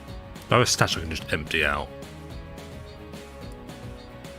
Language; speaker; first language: English; native; English